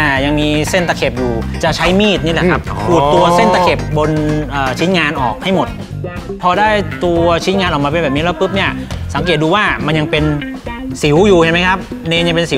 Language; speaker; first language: Thai; native; Thai